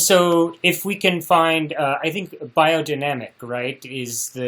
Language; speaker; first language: English; native; English